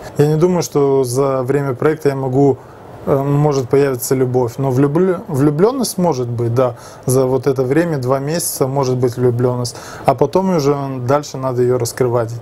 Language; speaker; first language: Russian; native; Russian